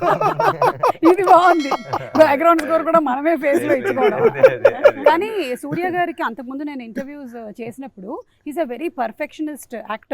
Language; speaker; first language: Telugu; native; Telugu